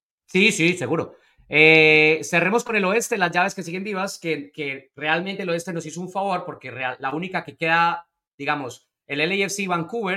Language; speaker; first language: Spanish; native; Spanish